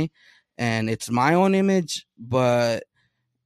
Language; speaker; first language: English; early bilingual, other home language; Spanish